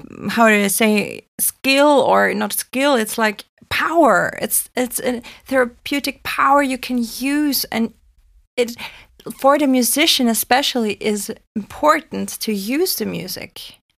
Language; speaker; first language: English; non-native, fluent; German